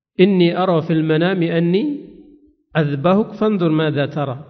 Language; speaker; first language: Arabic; non-native, fluent; Indonesian